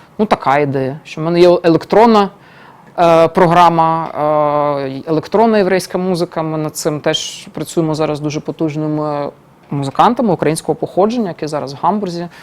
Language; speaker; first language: Ukrainian; non-native, local second language; Russian